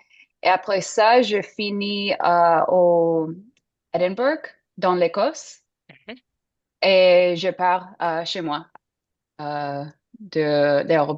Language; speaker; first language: French; non-native, learner; English